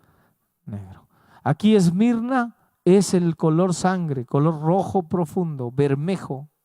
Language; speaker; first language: Spanish; native; Spanish